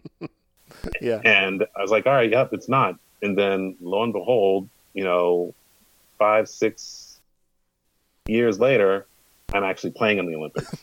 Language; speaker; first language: English; native; English